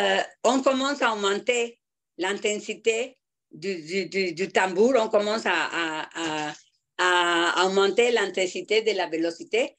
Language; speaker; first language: French; non-native, fluent; Spanish